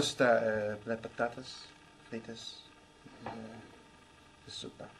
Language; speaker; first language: Spanish; non-native, learner; Dutch